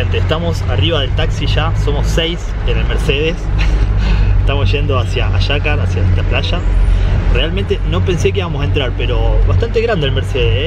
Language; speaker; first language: Spanish; native; Spanish